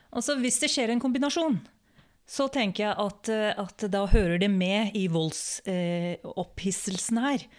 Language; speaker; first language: Norwegian; early bilingual, other home language; Urdu